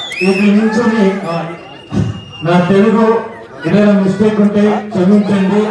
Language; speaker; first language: Telugu; non-native, learner; Kannada